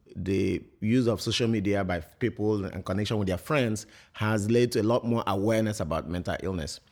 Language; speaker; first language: English; non-native, local second language; Igbo